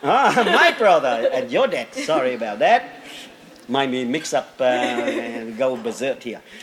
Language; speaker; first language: English; non-native, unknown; Vietnamese